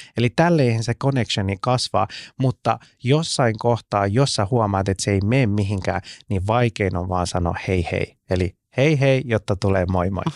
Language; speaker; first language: Finnish; early bilingual, other home language; Persian